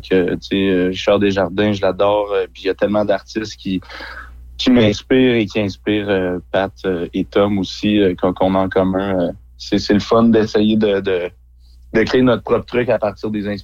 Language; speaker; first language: French; native; French